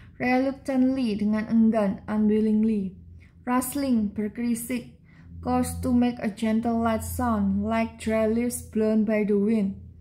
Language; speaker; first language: English; non-native, learner; Indonesian